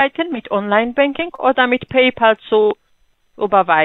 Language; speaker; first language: German; non-native, fluent; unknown